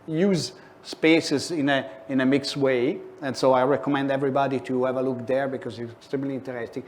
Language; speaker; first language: English; non-native, fluent; Italian